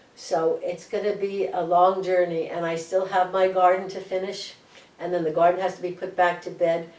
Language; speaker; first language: English; native; English